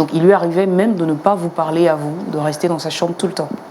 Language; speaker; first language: French; native; French